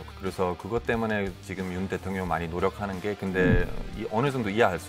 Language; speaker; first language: Korean; non-native, fluent; German